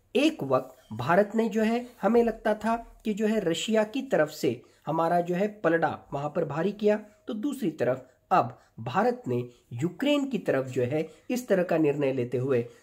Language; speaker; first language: Hindi; non-native, local second language; Marathi